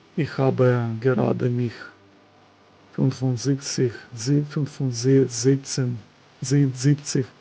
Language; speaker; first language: German; non-native, learner; Ukrainian